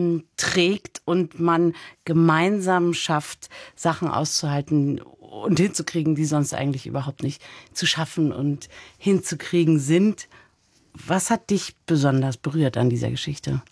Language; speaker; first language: German; native; German